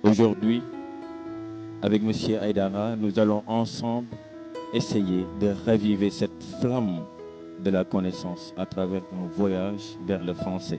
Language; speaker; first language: French; non-native, local second language; Wolof